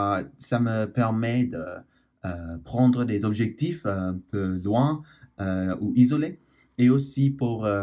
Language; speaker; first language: French; non-native, learner; English